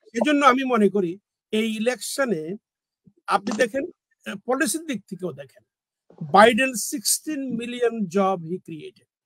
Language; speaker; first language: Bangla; native; Bangla